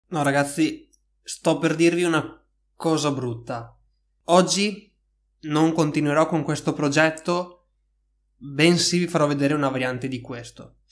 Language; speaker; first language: Italian; native; Italian